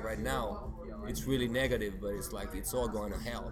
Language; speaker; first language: English; non-native, fluent; Swedish